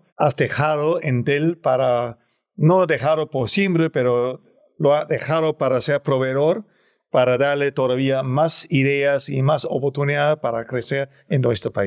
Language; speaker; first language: Spanish; non-native, fluent; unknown